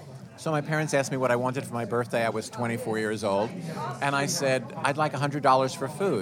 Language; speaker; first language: English; native; English